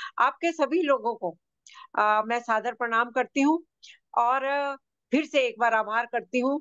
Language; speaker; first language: Hindi; native; Hindi